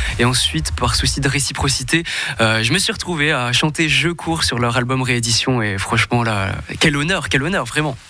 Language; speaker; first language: French; native; French